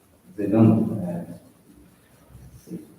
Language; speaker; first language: English; non-native, learner; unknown